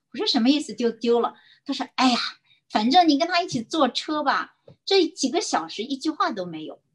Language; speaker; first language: Chinese; native; Chinese